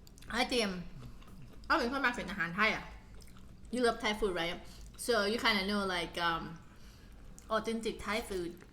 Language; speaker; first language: English; non-native, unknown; Northeastern Thai